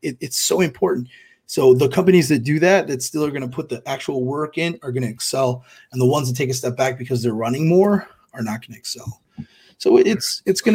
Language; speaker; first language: English; native; English